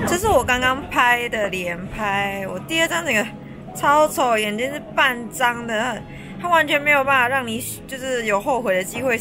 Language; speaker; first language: Chinese; native; Chinese